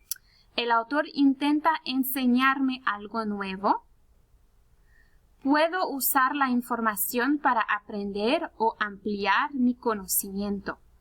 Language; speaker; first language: Spanish; early bilingual, heritage; Spanish